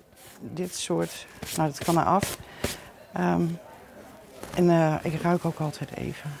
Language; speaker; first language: Dutch; native; Dutch